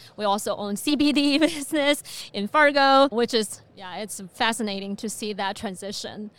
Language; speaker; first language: English; non-native, fluent; Chinese